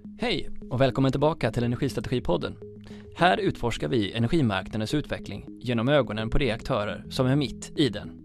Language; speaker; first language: Swedish; native; Swedish